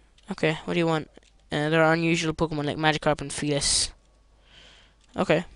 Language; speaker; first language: English; native; English